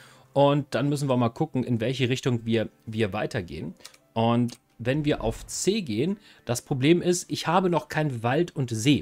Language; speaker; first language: German; native; German